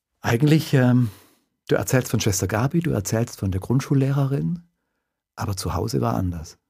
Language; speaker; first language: German; native; German